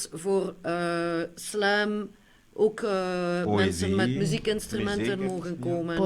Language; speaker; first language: Dutch; non-native, local second language; French